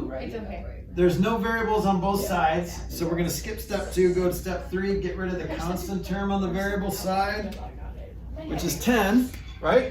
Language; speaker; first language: English; native; English